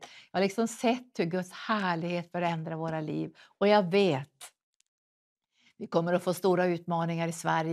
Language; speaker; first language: Swedish; native; Swedish